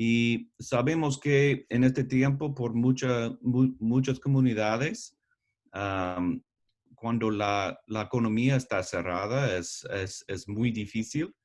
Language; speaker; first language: Spanish; non-native, learner; English